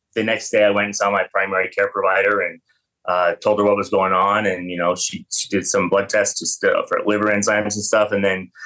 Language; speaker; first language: English; native; English